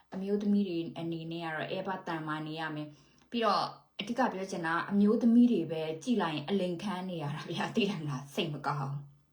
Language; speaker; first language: Burmese; native; Burmese